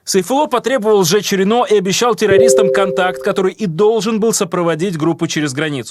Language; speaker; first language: Russian; native; Russian